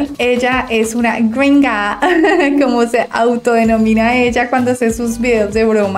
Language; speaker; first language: Spanish; native; Spanish